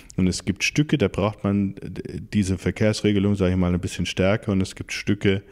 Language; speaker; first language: German; native; German